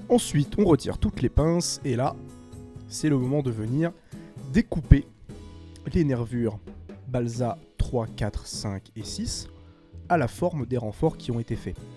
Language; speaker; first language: French; native; French